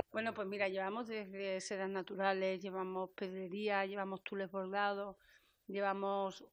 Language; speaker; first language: Spanish; native; Spanish